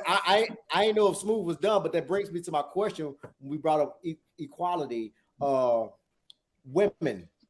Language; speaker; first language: English; native; English